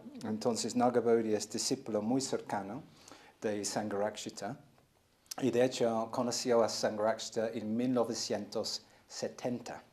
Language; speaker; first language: Spanish; non-native, fluent; English